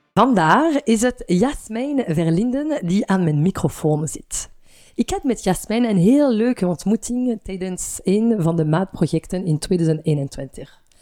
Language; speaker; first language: Dutch; non-native, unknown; French